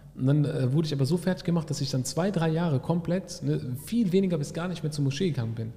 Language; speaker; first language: German; early bilingual, other home language; Arabic